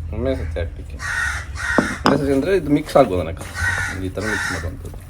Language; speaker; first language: Kannada; non-native, local second language; Tulu